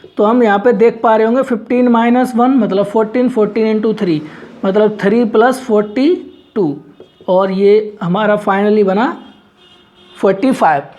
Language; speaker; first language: Hindi; native; Hindi